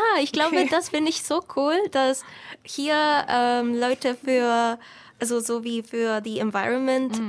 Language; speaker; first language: German; non-native, fluent; Spanish